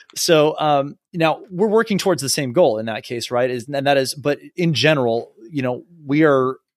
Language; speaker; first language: English; native; English